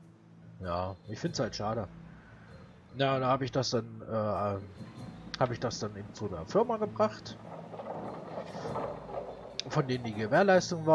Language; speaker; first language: German; native; German